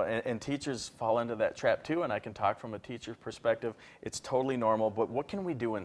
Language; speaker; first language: English; native; English